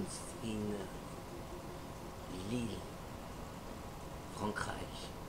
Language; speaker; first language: German; non-native, learner; French